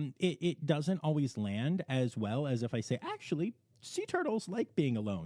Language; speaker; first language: English; native; English